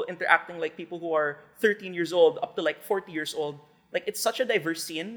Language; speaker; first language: English; non-native, local second language; Hiligaynon